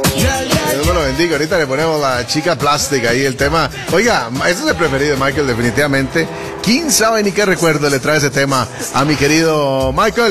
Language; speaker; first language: Spanish; native; Spanish